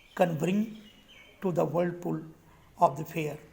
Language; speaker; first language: English; non-native, local second language; Hindi